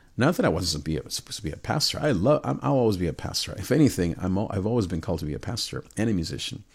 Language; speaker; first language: English; early bilingual, other home language; Spanish